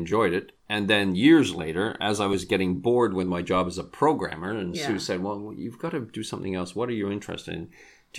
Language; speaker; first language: English; native; English